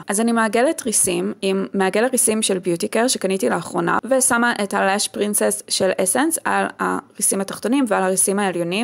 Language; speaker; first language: Hebrew; native; Hebrew